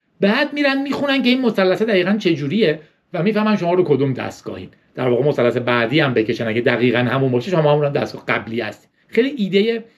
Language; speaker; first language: Persian; native; Persian